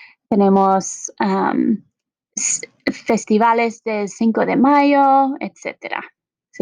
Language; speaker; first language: Spanish; non-native, fluent; English